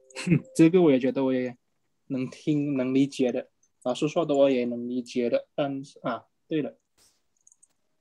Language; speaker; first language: Chinese; non-native, fluent; Indonesian